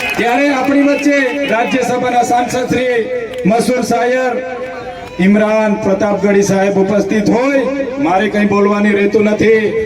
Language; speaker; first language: Gujarati; non-native, local second language; Vasavi